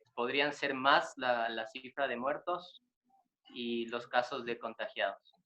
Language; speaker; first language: Spanish; native; Spanish